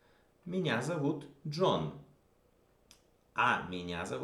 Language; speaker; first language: Russian; non-native, fluent; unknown